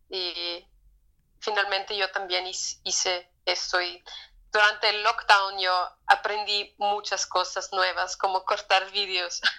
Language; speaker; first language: Spanish; non-native, fluent; German